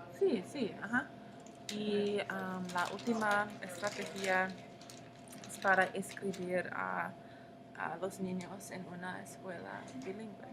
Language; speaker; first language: Spanish; non-native, learner; English